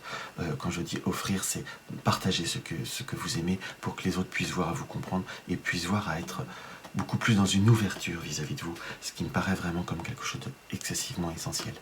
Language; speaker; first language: French; native; French